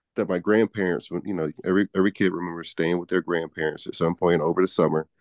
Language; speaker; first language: English; native; English